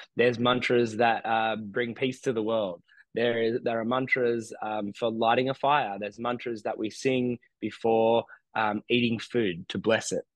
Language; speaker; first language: English; native; English